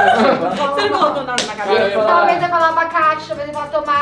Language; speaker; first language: Portuguese; native; Portuguese